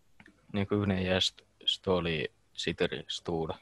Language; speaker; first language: Russian; non-native, learner; Finnish